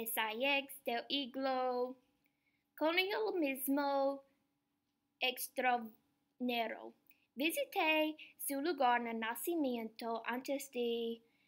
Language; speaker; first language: Spanish; non-native, learner; English